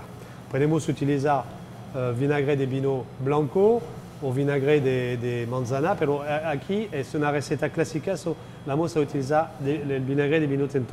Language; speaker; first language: Spanish; non-native, fluent; French